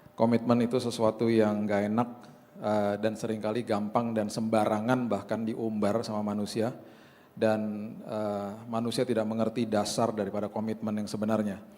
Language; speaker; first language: Indonesian; native; Indonesian